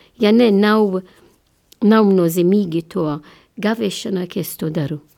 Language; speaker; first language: Latvian; non-native, learner; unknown